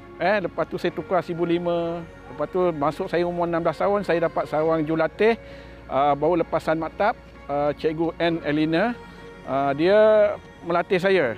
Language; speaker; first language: Malay; native; Malay